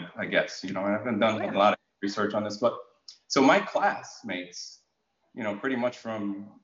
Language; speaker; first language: English; native; English